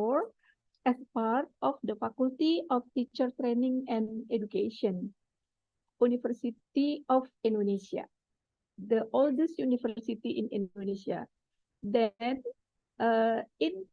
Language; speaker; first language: English; non-native, fluent; Indonesian